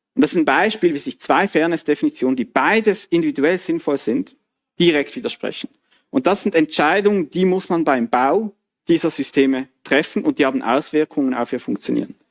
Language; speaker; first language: German; native; German